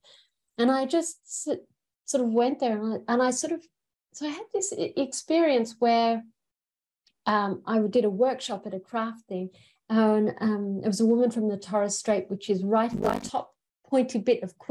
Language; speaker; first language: English; native; English